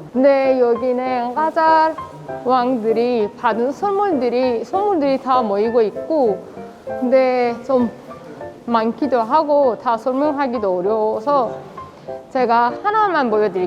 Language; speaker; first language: Korean; non-native, fluent; Persian